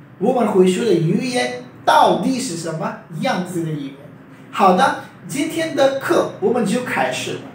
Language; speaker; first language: Chinese; non-native, fluent; Urdu